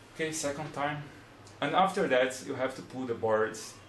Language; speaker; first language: English; non-native, fluent; Portuguese